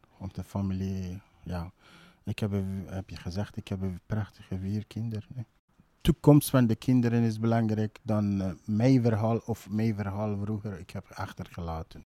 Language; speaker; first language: Dutch; non-native, learner; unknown